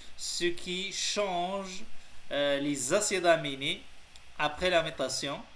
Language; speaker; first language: French; non-native, local second language; Arabic